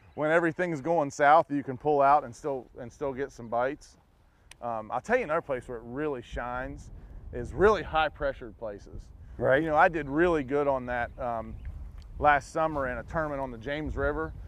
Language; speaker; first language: English; native; English